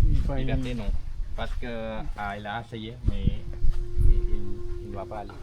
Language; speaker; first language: French; non-native, fluent; Thai